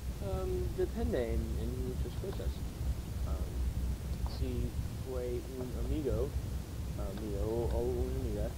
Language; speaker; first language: Spanish; non-native, learner; English